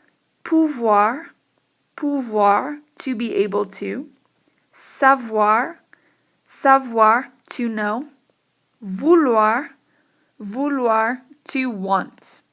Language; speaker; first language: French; non-native, fluent; English